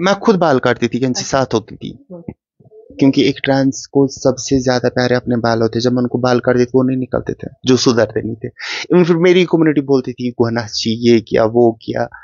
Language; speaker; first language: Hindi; non-native, local second language; Kashmiri